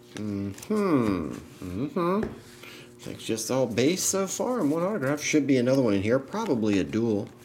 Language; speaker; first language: English; native; English